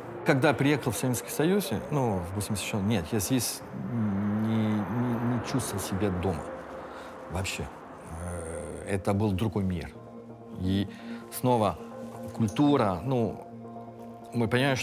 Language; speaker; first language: Russian; early bilingual, heritage; French